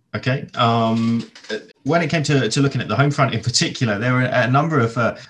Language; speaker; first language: English; native; English